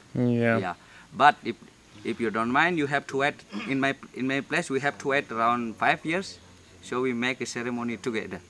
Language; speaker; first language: English; non-native, learner; Indonesian